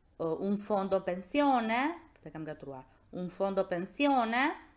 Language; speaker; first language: Italian; non-native, fluent; Albanian